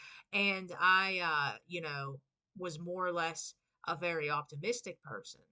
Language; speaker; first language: English; native; English